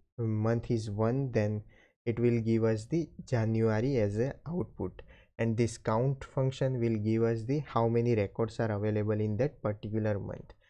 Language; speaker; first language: English; non-native, local second language; Gujarati